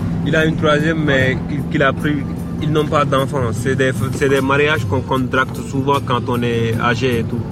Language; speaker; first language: French; non-native, local second language; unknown